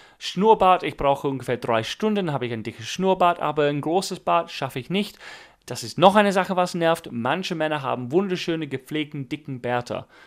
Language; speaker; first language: German; non-native, fluent; English